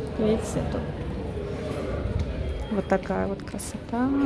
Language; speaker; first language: Russian; native; Russian